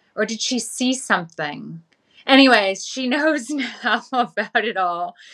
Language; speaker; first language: English; native; English